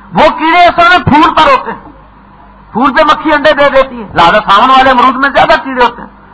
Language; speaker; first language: Urdu; non-native, local second language; Punjabi